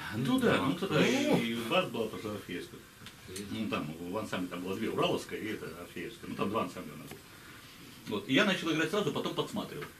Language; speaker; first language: Russian; native; Russian